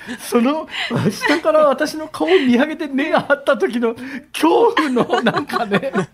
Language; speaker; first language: Japanese; native; Japanese